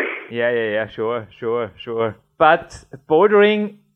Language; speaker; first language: English; non-native, fluent; German